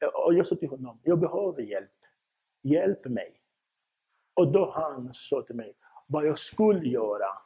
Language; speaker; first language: Swedish; non-native, fluent; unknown